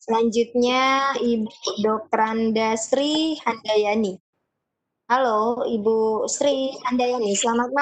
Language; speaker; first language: Indonesian; native; Indonesian